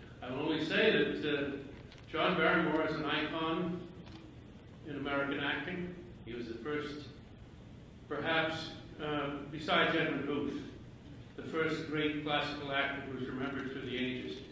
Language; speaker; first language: English; early bilingual, other home language; Italian